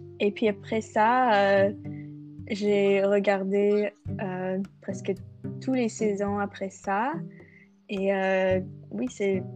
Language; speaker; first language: French; non-native, fluent; English